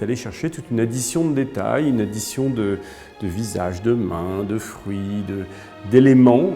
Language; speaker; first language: French; native; French